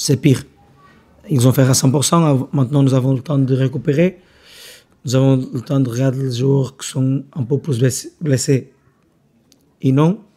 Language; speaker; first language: French; non-native, learner; Portuguese